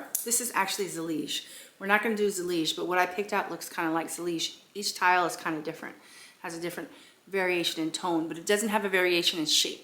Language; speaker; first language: English; native; English